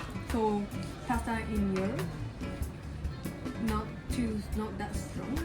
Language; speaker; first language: English; non-native, learner; Japanese